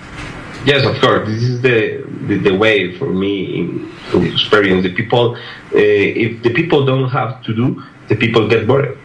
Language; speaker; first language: English; non-native, learner; Spanish